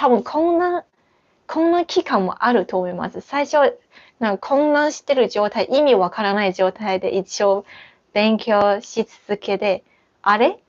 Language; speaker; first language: Japanese; non-native, fluent; Chinese